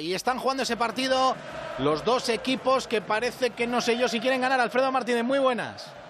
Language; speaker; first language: Spanish; native; Spanish